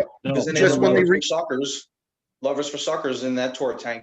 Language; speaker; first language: English; native; English